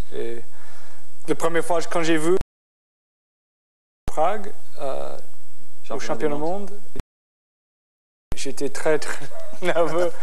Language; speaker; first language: French; non-native, fluent; English